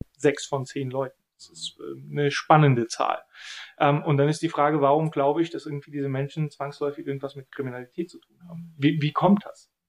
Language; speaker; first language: German; early bilingual, other home language; Bulgarian